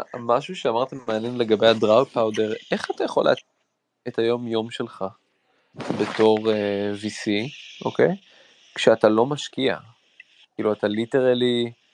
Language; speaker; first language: Hebrew; native; Hebrew